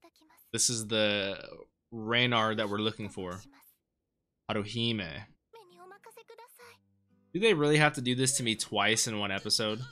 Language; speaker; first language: English; native; English